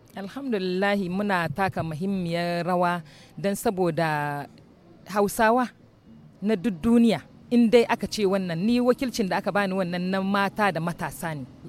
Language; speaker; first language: Hausa; native; Hausa